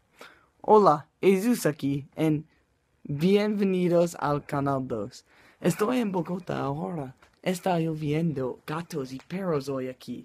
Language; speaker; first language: Spanish; non-native, learner; English